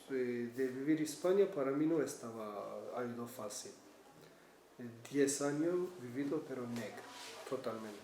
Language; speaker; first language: Spanish; non-native, learner; Kurdish